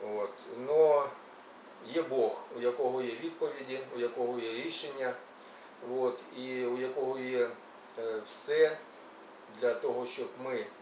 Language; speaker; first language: Ukrainian; non-native, local second language; Russian